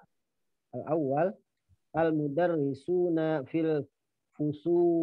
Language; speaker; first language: Arabic; non-native, learner; Indonesian